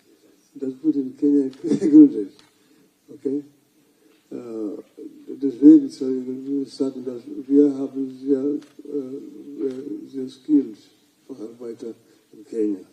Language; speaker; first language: German; non-native, fluent; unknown